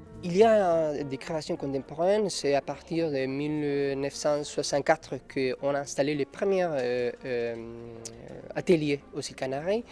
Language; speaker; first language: French; non-native, learner; Spanish